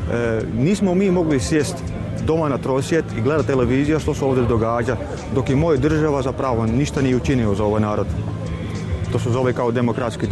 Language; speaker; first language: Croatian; non-native, learner; Dutch